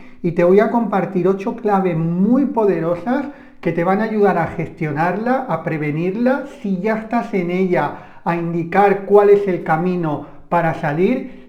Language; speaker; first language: Spanish; native; Spanish